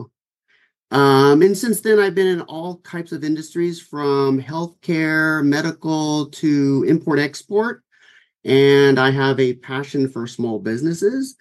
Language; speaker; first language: English; native; English